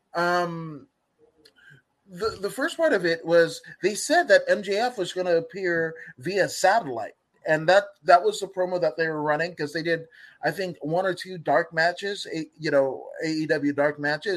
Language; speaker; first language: English; native; English